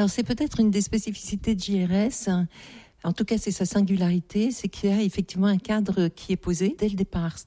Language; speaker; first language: French; native; French